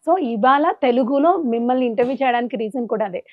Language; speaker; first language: Telugu; native; Telugu